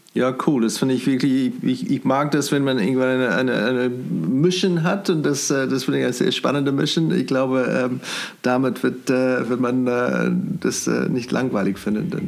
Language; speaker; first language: German; non-native, fluent; English